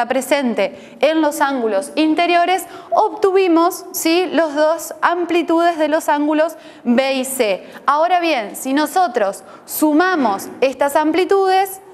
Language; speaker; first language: Spanish; native; Spanish